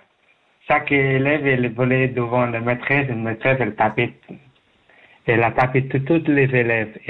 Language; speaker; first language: French; non-native, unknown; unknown